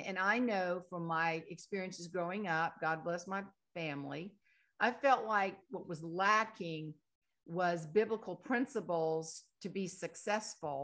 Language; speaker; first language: English; native; English